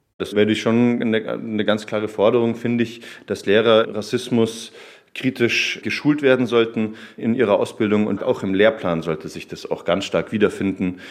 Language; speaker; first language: German; native; German